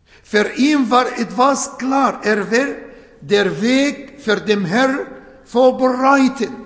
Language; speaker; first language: German; non-native, fluent; Arabic